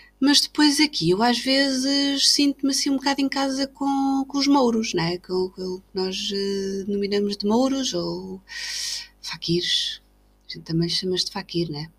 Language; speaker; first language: Portuguese; native; Portuguese